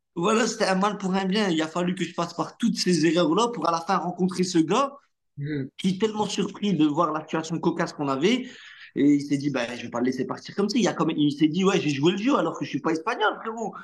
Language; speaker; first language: French; non-native, local second language; Arabic